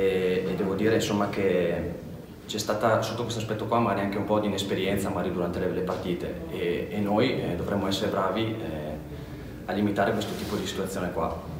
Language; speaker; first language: Italian; native; Italian